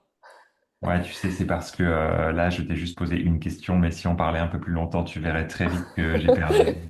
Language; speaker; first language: French; native; French